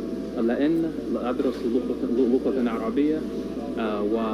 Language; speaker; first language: Arabic; non-native, learner; English